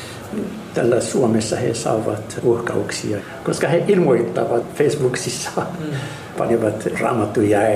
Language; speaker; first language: Finnish; non-native, fluent; Arabic